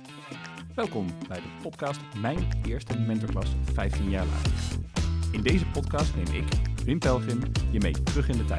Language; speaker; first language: Dutch; native; Dutch